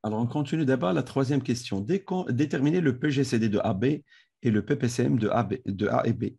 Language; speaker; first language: French; non-native, local second language; Arabic